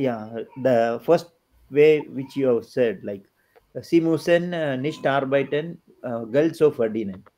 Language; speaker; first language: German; non-native, learner; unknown